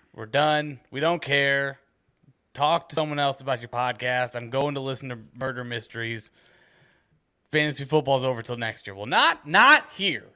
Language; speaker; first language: English; native; English